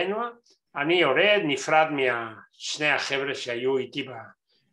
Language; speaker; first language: Hebrew; non-native, fluent; Spanish